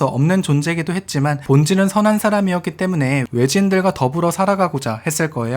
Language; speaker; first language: Korean; native; Korean